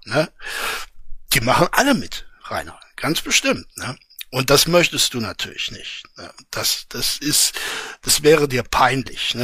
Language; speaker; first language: German; native; German